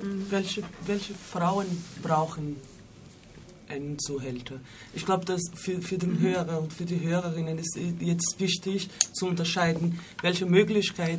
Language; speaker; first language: German; non-native, fluent; Portuguese